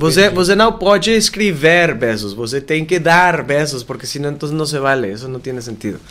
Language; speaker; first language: Portuguese; non-native, learner; Spanish